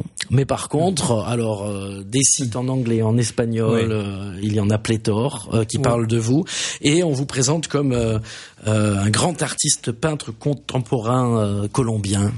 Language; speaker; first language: French; native; French